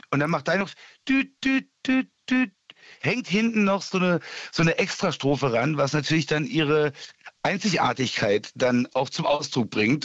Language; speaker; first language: German; native; German